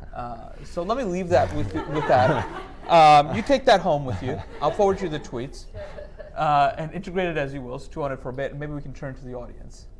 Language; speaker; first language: English; native; English